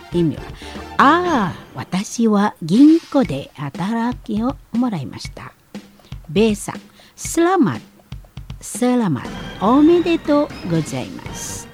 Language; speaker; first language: Japanese; non-native, learner; Indonesian